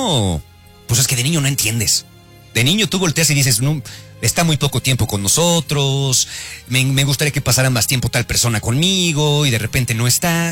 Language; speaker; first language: Spanish; native; Spanish